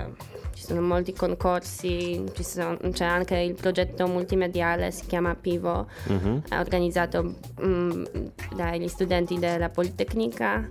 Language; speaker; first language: Italian; non-native, fluent; Polish